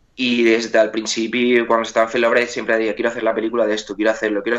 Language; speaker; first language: Spanish; non-native, local second language; Catalan